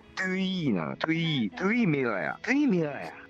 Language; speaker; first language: Japanese; native; Japanese